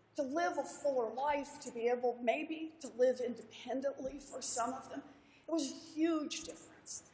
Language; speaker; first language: English; native; English